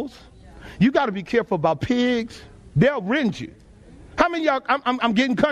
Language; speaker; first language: English; native; English